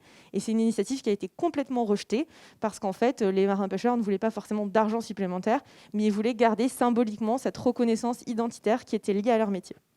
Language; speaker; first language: French; native; French